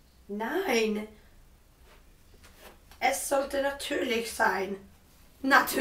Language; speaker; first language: German; non-native, learner; Swedish